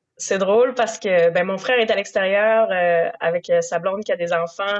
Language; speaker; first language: French; native; French